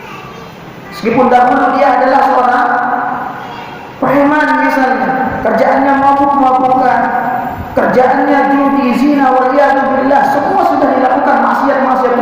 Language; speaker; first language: Indonesian; native; Indonesian